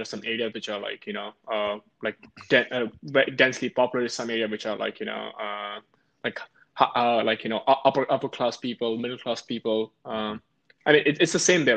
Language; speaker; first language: English; non-native, local second language; Hindi